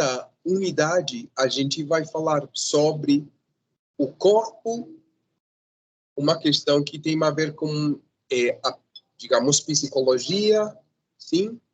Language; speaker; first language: Portuguese; non-native, fluent; Spanish